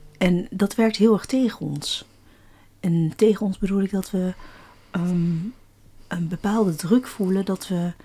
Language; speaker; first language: Dutch; early bilingual, other home language; Chinese